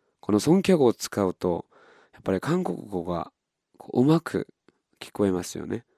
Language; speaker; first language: Japanese; non-native, fluent; Korean